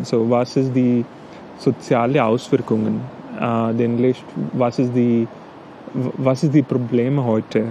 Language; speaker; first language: German; non-native, learner; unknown